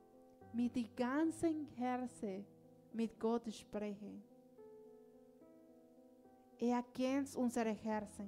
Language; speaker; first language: German; non-native, learner; Spanish